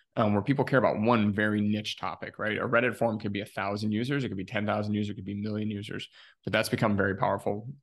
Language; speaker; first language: English; native; English